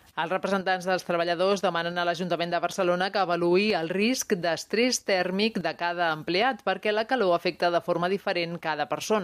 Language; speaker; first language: Catalan; native; Catalan